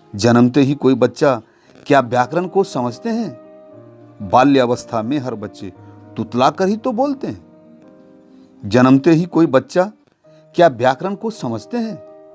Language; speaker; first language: Hindi; native; Hindi